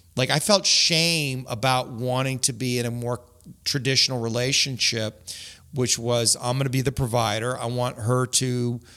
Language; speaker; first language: English; native; English